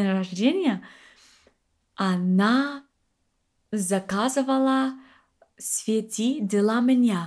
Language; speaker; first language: Russian; non-native, learner; English